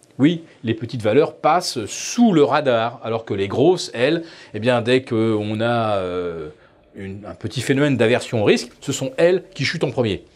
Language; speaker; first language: French; native; French